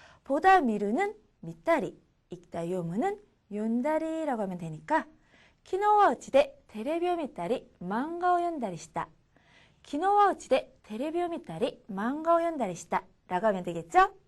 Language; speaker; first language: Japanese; non-native, fluent; Korean